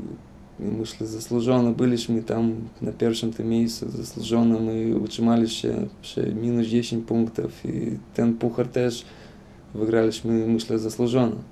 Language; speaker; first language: Polish; non-native, fluent; Lithuanian